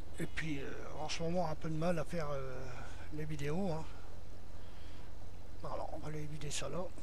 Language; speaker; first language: French; native; French